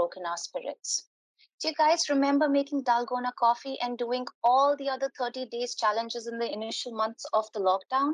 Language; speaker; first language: English; non-native, local second language; Hindi